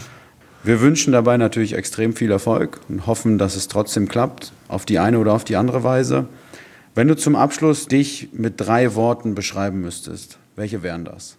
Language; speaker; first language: German; native; German